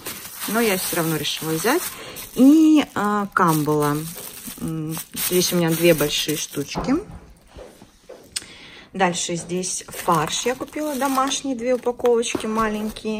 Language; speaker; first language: Russian; native; Russian